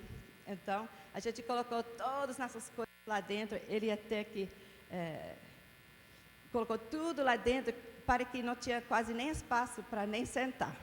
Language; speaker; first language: Portuguese; non-native, fluent; English